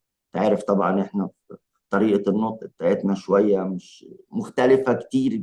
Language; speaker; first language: Arabic; native; Arabic